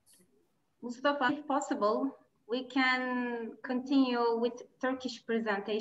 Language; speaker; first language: English; non-native, local second language; Turkish